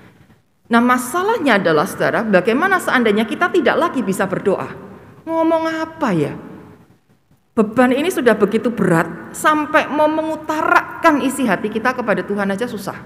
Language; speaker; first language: Indonesian; native; Indonesian